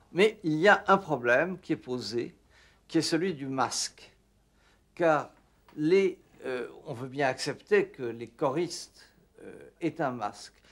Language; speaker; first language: French; native; French